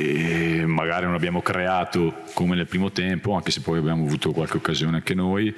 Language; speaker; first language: Italian; native; Italian